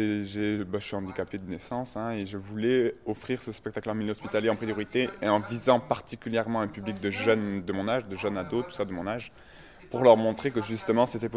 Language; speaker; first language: French; native; French